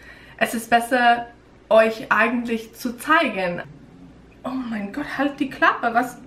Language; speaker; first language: German; non-native, learner; English